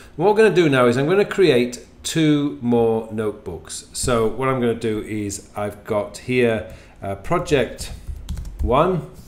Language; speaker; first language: English; native; English